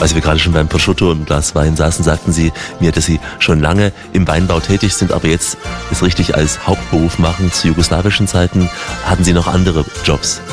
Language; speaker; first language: German; native; German